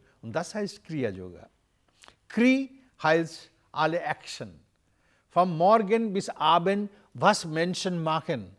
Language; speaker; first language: German; non-native, learner; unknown